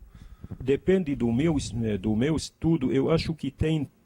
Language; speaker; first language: Portuguese; non-native, learner; Arabic